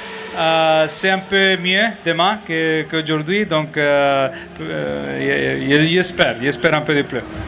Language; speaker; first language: French; non-native, learner; Spanish